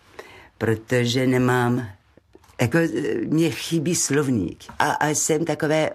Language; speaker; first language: Czech; non-native, fluent; French